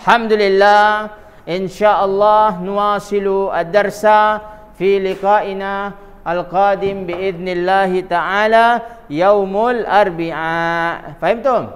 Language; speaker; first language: Arabic; non-native, fluent; Indonesian